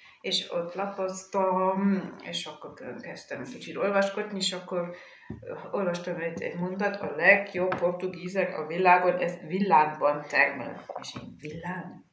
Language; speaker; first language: Hungarian; non-native, fluent; German